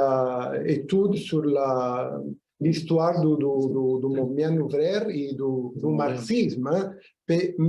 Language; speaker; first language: French; non-native, fluent; Italian